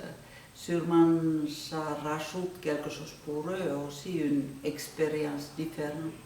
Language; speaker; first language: French; non-native, fluent; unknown